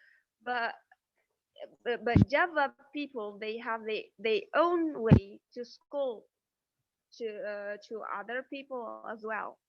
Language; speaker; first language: English; non-native, fluent; Indonesian